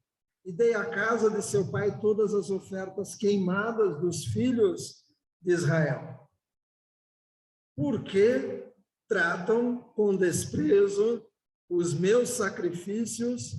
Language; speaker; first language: Portuguese; native; Portuguese